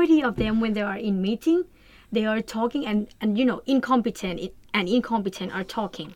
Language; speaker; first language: English; non-native, learner; Thai